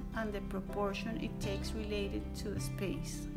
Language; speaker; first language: English; non-native, fluent; Spanish